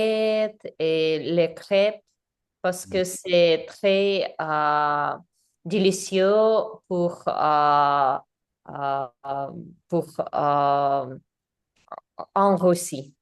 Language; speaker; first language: French; non-native, learner; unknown